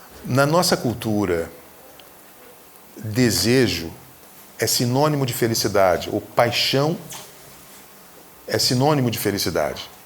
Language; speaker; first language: Portuguese; native; Portuguese